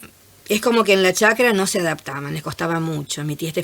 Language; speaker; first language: Spanish; native; Spanish